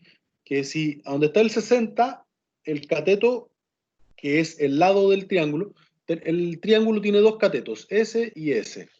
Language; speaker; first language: Spanish; native; Spanish